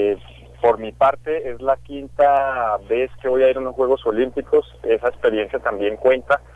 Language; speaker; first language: Spanish; native; Spanish